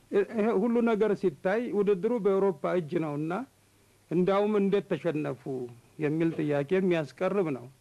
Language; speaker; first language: Amharic; native; Amharic